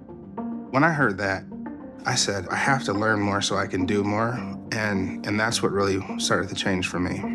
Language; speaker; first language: English; early bilingual, other home language; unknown